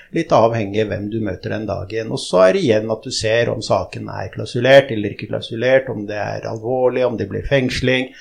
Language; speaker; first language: Norwegian; early bilingual, other home language; Arabic